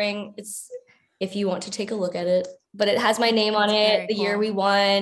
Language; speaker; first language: English; native; English